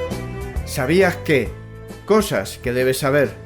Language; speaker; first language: Spanish; native; Spanish